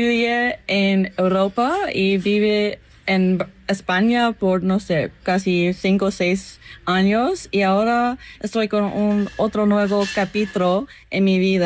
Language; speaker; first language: Spanish; non-native, fluent; English